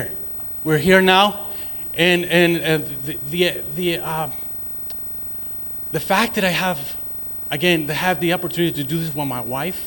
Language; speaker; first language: English; non-native, fluent; Spanish